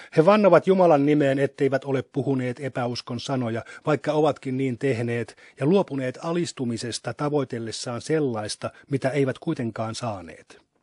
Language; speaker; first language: Finnish; native; Finnish